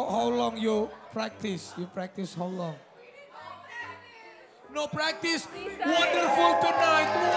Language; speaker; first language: English; non-native, learner; Indonesian